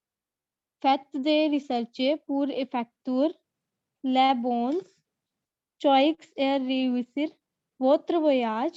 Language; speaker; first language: French; non-native, learner; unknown